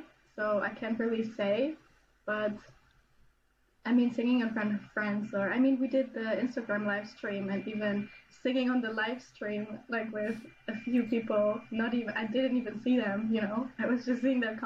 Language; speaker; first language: English; non-native, fluent; German